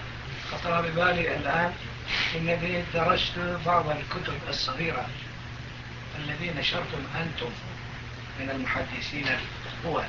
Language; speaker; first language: Arabic; non-native, fluent; Turkish